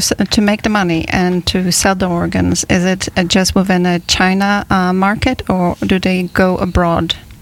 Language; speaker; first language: English; non-native, fluent; Polish